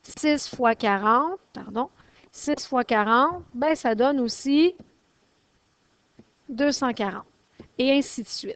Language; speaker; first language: French; native; French